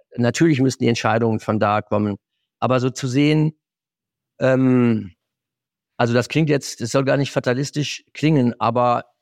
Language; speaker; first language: German; native; German